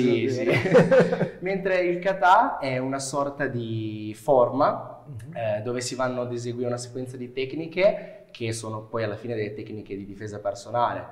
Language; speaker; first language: Italian; native; Italian